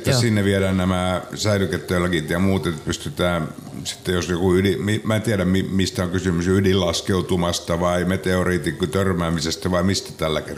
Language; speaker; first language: Finnish; native; Finnish